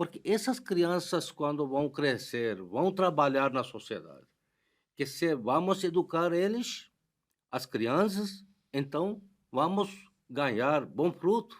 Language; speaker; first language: Portuguese; non-native, fluent; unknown